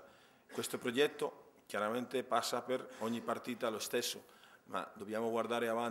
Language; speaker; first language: Italian; non-native, fluent; Spanish